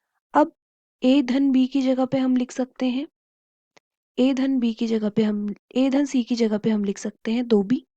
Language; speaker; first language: Hindi; native; Hindi